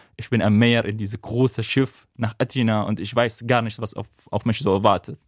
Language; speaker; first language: German; non-native, fluent; Arabic